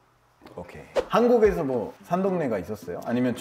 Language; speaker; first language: Korean; non-native, fluent; Spanish